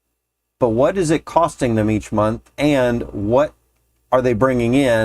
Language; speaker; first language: English; native; English